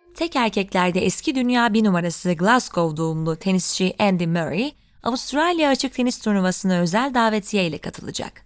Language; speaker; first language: Turkish; native; Turkish